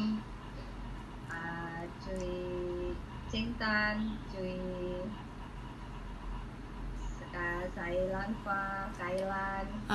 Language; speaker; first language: Chinese; non-native, learner; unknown